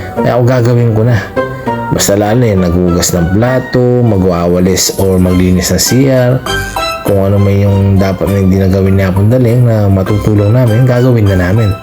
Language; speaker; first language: Filipino; non-native, local second language; Pampanga